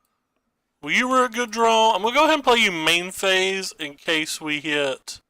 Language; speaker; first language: English; native; English